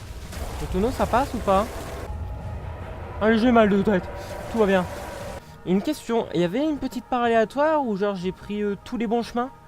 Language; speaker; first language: French; native; French